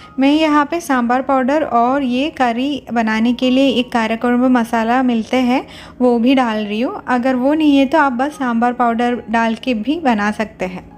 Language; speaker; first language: Hindi; non-native, local second language; Malayalam